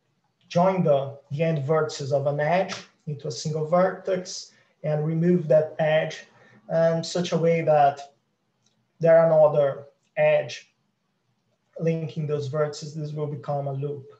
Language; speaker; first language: English; non-native, fluent; Portuguese